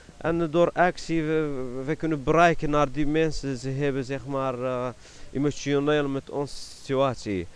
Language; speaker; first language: Dutch; non-native, learner; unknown